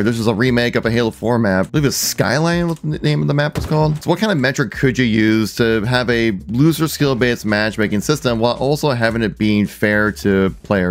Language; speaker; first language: English; native; English